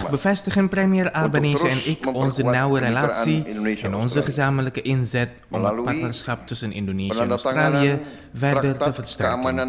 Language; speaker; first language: Dutch; non-native, fluent; Indonesian